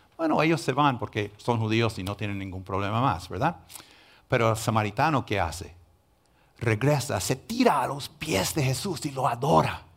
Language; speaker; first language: Spanish; non-native, fluent; English